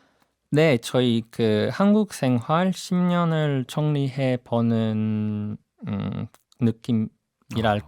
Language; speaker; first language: Korean; non-native, fluent; English